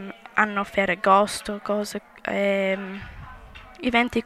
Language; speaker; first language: Italian; non-native, learner; English